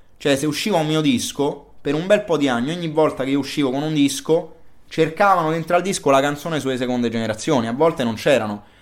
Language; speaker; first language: Italian; native; Italian